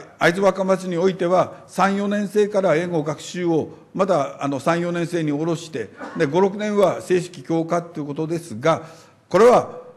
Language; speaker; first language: Japanese; native; Japanese